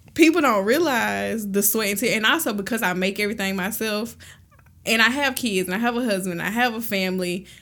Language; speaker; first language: English; native; English